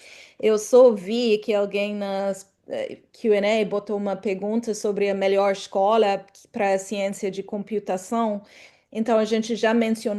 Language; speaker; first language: Portuguese; non-native, fluent; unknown